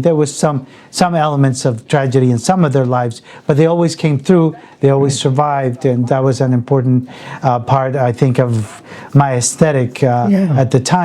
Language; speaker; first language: English; early bilingual, other home language; Spanish